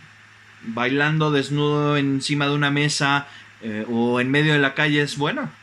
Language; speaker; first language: Spanish; native; Spanish